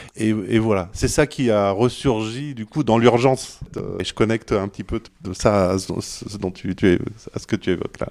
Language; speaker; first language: French; native; French